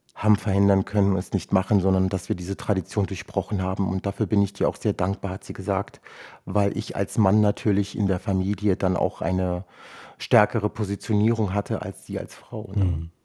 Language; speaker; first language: German; non-native, local second language; Romany